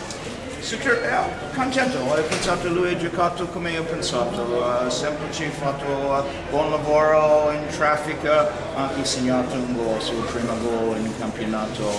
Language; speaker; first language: Italian; non-native, learner; English